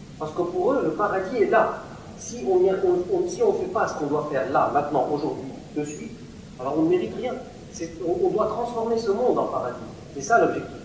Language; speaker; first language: French; non-native, local second language; Arabic